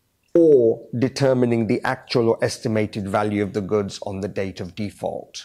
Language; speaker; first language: English; native; English